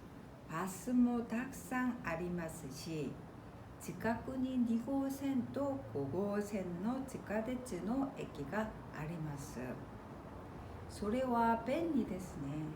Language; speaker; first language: Japanese; non-native, fluent; Korean